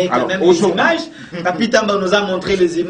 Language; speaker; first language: French; non-native, local second language; Lingala